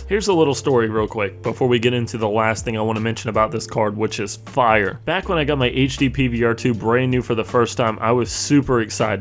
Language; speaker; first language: English; native; English